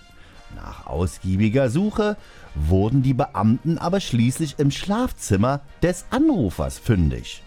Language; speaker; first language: German; native; German